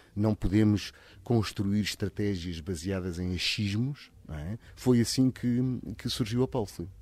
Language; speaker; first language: Portuguese; native; Portuguese